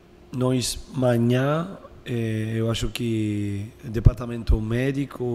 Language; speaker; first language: Portuguese; non-native, learner; Spanish